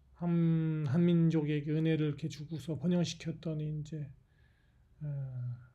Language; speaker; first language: Korean; native; Korean